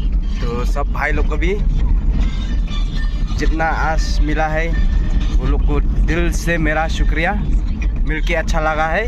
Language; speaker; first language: Hindi; non-native, local second language; Khasi